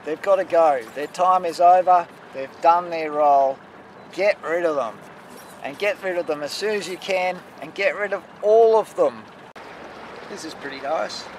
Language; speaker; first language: English; native; English